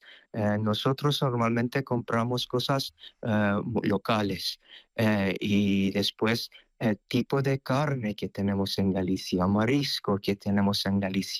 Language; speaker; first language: Spanish; non-native, fluent; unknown